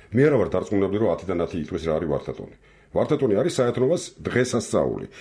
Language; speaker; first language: Georgian; non-native, local second language; Armenian